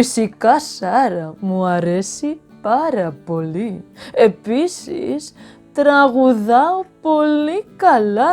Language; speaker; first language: Greek; non-native, learner; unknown